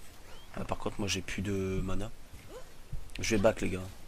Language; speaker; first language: French; native; French